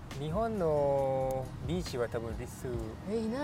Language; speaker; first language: Japanese; non-native, learner; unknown